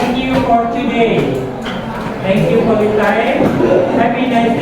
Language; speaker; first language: English; non-native, learner; Indonesian